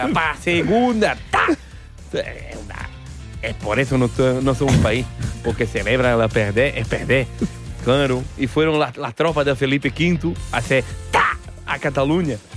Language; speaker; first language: Catalan; native; Catalan